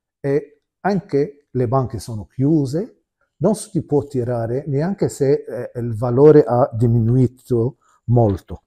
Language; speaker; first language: Italian; non-native, fluent; Arabic